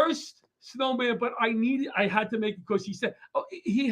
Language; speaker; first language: English; native; English